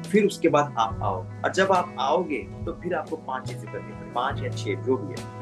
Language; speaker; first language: Hindi; non-native, local second language; Marathi